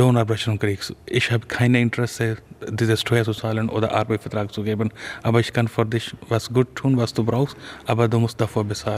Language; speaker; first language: German; non-native, fluent; Urdu